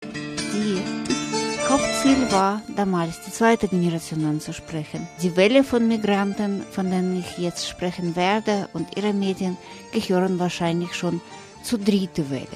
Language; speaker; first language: German; non-native, fluent; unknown